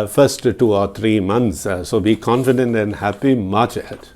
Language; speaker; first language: English; non-native, local second language; Malayalam